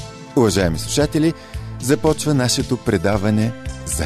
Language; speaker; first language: Bulgarian; native; Bulgarian